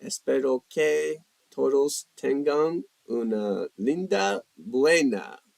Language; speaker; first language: Spanish; non-native, learner; English